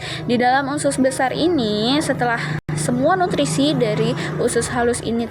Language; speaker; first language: Indonesian; native; Indonesian